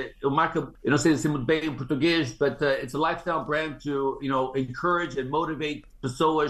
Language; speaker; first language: Portuguese; early bilingual, heritage; English